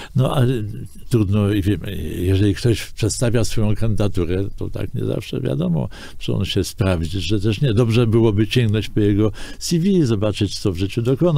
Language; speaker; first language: Polish; native; Polish